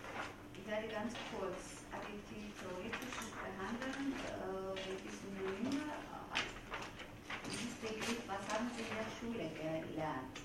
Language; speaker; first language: German; non-native, fluent; Georgian